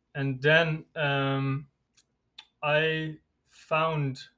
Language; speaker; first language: English; non-native, fluent; Dutch